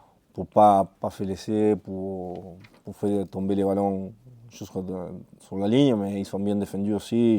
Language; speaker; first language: French; non-native, fluent; Spanish